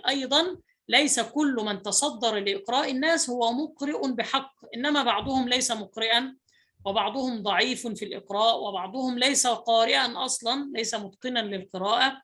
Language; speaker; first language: Arabic; native; Arabic